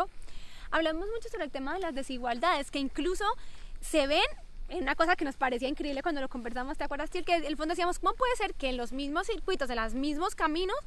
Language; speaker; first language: Spanish; native; Spanish